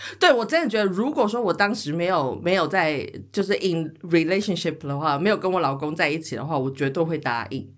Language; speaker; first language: Chinese; native; Chinese